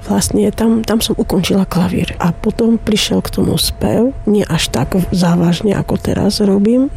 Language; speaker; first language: Slovak; non-native, fluent; Armenian